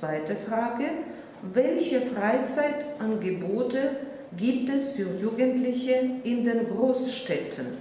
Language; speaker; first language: German; non-native, fluent; Russian